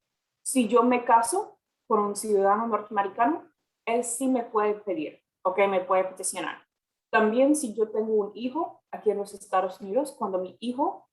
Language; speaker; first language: Spanish; non-native, fluent; English